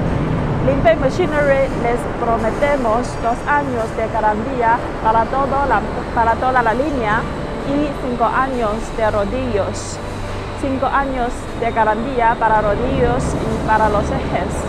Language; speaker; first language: Spanish; non-native, learner; Chinese